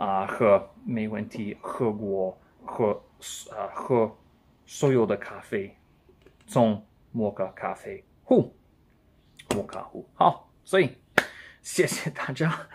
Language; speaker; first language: Chinese; non-native, learner; English